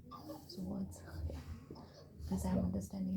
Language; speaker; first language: English; non-native, learner; Thai